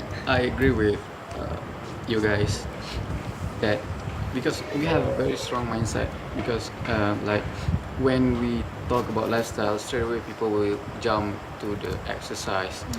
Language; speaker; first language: English; non-native, learner; Malay